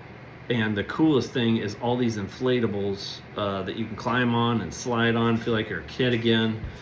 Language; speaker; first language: English; native; English